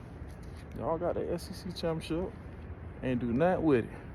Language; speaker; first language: English; native; English